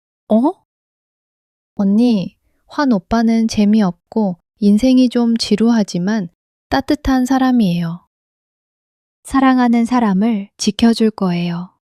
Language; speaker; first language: Korean; early bilingual, heritage; English